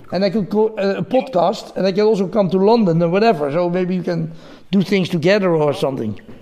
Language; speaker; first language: English; non-native, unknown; Dutch